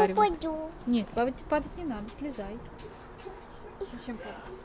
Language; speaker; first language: Russian; native; Russian